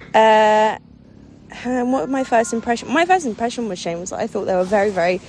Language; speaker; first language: English; native; English